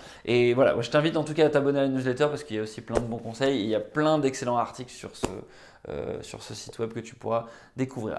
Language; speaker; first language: French; native; French